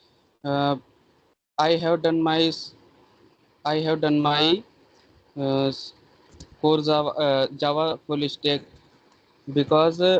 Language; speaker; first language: English; non-native, learner; Hindi